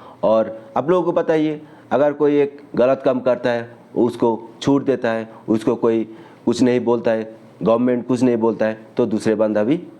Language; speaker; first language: Hindi; non-native, local second language; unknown